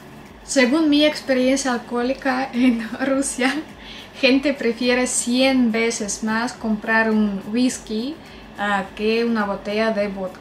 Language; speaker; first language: Spanish; non-native, fluent; Russian